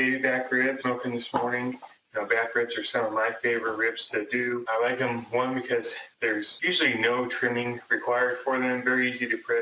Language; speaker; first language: English; native; English